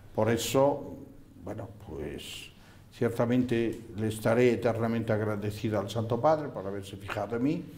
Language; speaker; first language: Spanish; native; Spanish